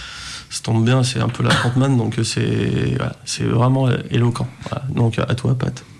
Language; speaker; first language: French; native; French